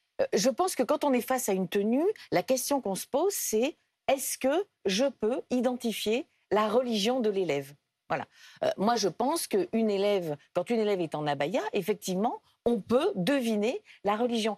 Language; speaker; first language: French; native; French